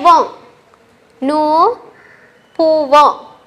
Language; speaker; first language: French; non-native, fluent; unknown